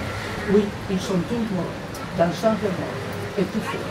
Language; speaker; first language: French; non-native, fluent; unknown